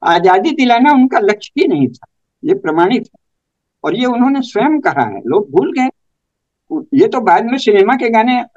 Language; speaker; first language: Hindi; native; Hindi